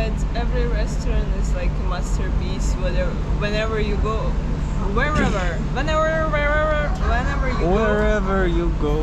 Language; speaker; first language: English; non-native, fluent; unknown